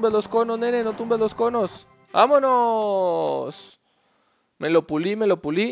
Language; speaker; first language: Spanish; native; Spanish